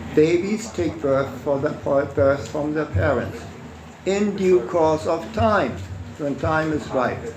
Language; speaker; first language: English; non-native, fluent; German